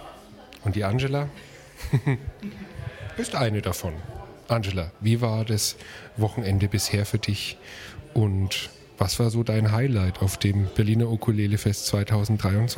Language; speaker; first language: German; native; German